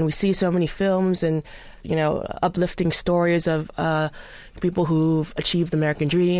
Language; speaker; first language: English; native; English